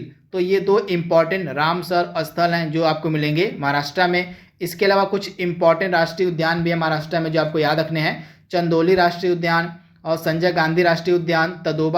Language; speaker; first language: Hindi; native; Hindi